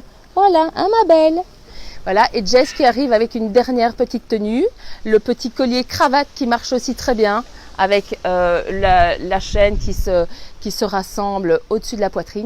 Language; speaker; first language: French; native; French